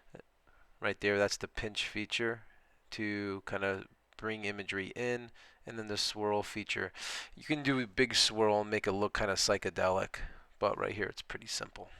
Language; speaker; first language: English; native; English